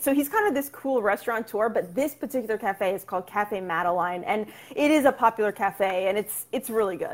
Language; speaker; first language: English; native; English